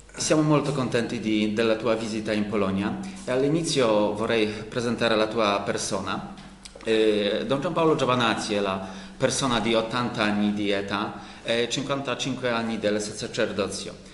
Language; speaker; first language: Italian; non-native, learner; Polish